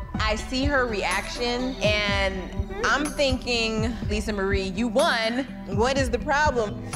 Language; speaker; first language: English; native; English